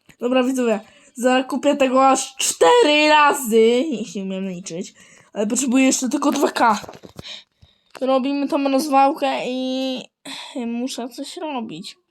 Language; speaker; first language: Polish; native; Polish